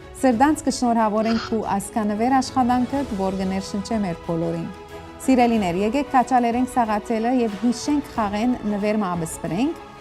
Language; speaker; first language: Armenian; early bilingual, heritage; Armenian